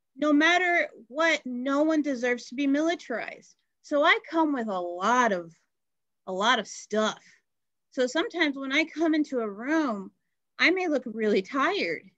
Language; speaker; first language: English; native; English